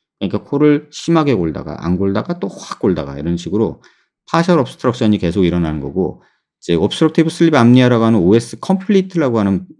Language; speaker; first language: Korean; native; Korean